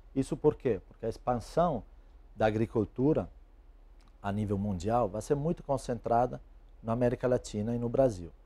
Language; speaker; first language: Portuguese; non-native, fluent; Italian